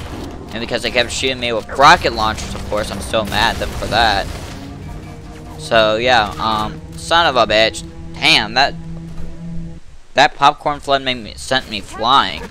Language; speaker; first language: English; native; English